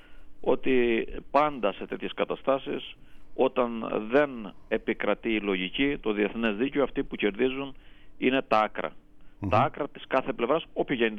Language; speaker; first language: Greek; native; Greek